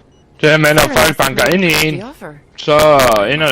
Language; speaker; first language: Danish; native; Danish